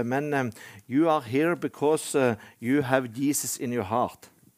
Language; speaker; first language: English; non-native, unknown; Norwegian